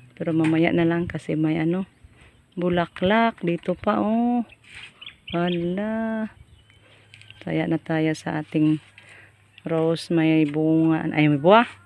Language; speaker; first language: Filipino; non-native, local second language; Cebuano